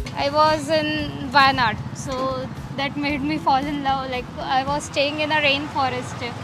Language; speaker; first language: English; non-native, local second language; Gujarati